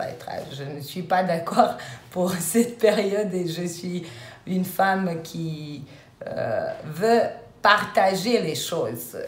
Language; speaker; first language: French; non-native, fluent; Serbian